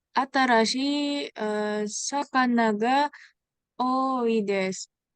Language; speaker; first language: Japanese; non-native, learner; Indonesian